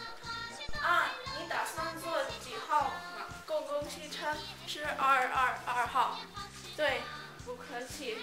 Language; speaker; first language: Chinese; non-native, learner; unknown